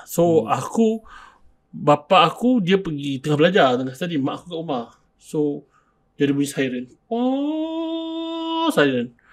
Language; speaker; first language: Malay; early bilingual, heritage; Malay